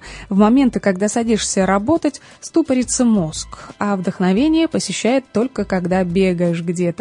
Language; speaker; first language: Russian; native; Russian